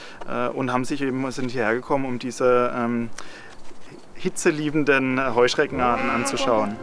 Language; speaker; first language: German; native; German